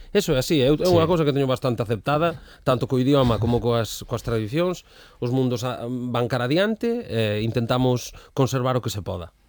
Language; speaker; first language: Galician; native; Galician